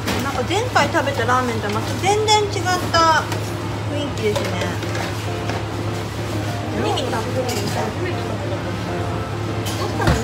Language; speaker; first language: Japanese; native; Japanese